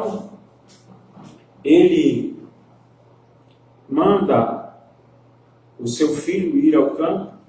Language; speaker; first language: Portuguese; native; Portuguese